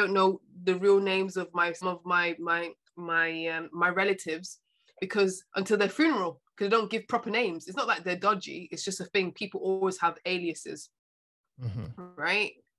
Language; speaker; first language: English; native; English